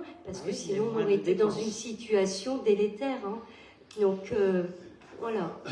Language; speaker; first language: French; native; French